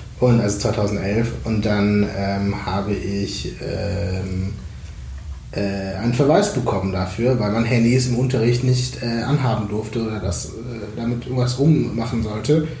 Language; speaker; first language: German; native; German